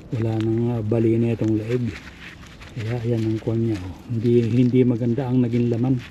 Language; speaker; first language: Filipino; native; Filipino